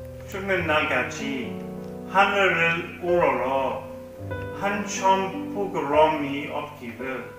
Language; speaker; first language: Korean; non-native, learner; English